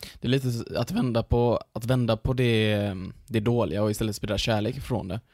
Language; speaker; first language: Swedish; early bilingual, other home language; Arabic